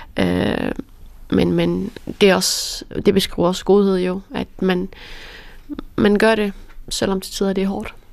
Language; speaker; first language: Danish; early bilingual, other home language; Persian